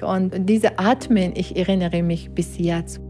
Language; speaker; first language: German; non-native, learner; Persian